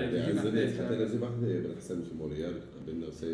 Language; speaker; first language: Arabic; native; Arabic